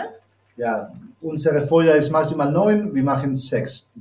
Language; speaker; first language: German; non-native, learner; Spanish